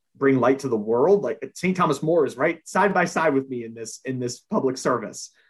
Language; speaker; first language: English; native; English